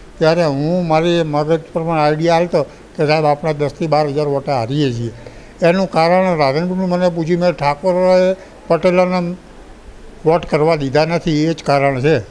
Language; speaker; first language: Gujarati; non-native, local second language; Sindhi